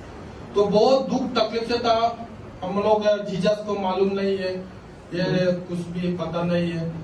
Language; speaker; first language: Hindi; non-native, local second language; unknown